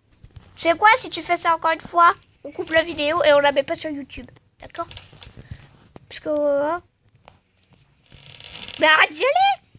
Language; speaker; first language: French; native; French